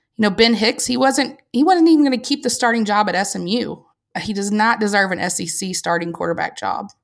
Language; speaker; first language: English; native; English